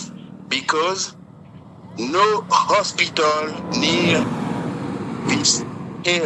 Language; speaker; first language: English; non-native, learner; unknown